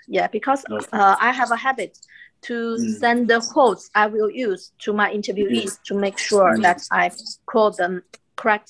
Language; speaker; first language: English; non-native, fluent; Chinese